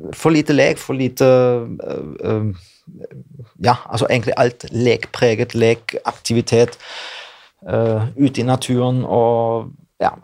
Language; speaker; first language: Norwegian; non-native, fluent; German